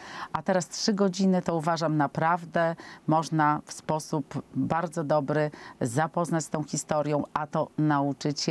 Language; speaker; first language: Polish; native; Polish